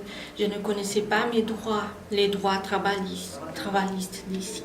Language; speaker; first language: French; non-native, fluent; Portuguese